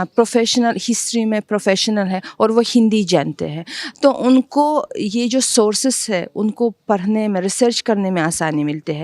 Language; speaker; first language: Hindi; non-native, fluent; Uzbek